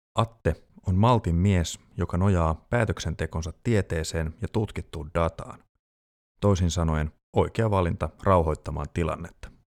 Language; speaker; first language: Finnish; native; Finnish